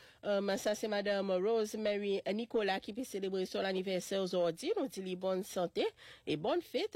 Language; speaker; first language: French; non-native, local second language; Seselwa Creole French